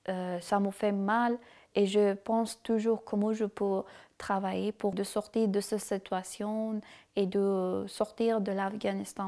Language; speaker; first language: French; non-native, learner; Persian